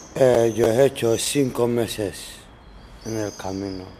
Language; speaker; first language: Spanish; non-native, learner; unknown